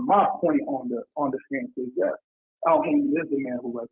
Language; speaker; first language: English; native; English